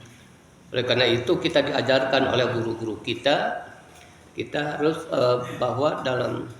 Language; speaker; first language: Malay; non-native, local second language; Sundanese